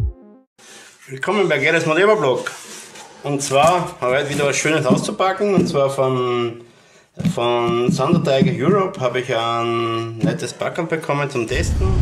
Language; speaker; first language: German; native; German